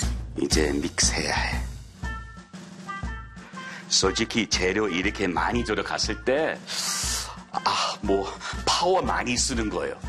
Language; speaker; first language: Korean; non-native, learner; English